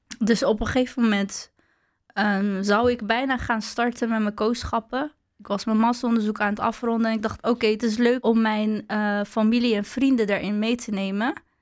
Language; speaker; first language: Dutch; early bilingual, other home language; Arabic